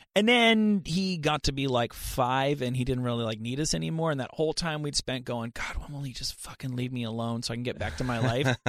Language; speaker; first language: English; native; English